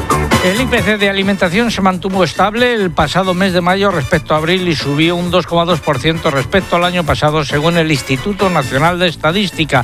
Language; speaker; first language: Spanish; native; Spanish